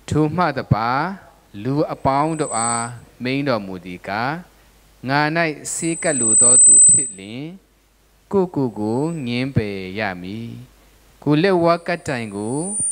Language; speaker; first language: Burmese; non-native, local second language; Tedim Chin